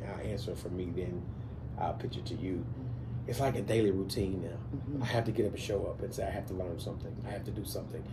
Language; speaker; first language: English; native; English